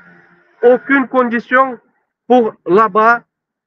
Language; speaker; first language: French; non-native, learner; Turkmen